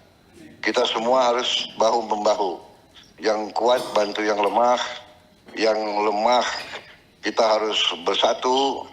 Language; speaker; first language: Indonesian; native; Indonesian